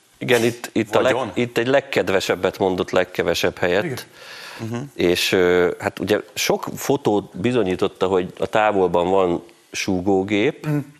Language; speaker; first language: Hungarian; native; Hungarian